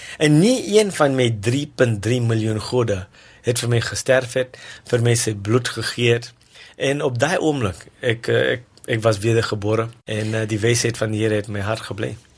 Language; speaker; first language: Afrikaans; non-native, local second language; English